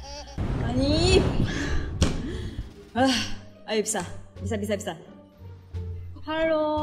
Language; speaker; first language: Indonesian; non-native, fluent; Korean